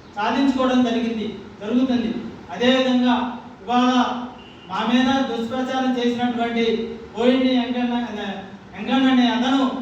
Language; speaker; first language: Telugu; native; Telugu